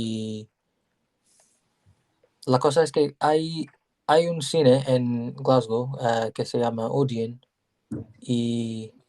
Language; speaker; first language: Spanish; non-native, learner; English